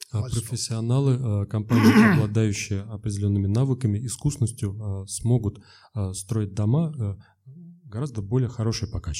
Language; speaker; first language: Russian; native; Russian